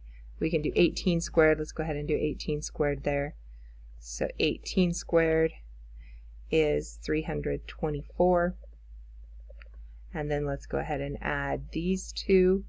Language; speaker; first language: English; native; English